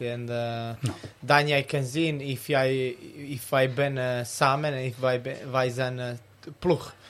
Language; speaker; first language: Dutch; non-native, learner; Serbian